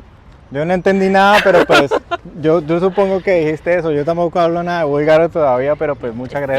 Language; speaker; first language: Spanish; native; Spanish